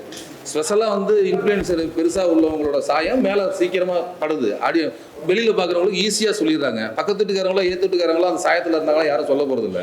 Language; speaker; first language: Tamil; native; Tamil